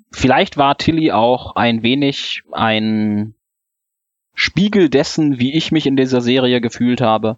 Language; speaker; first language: German; native; German